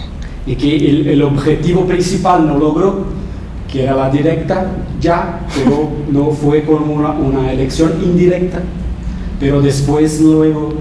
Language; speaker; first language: Spanish; non-native, fluent; Portuguese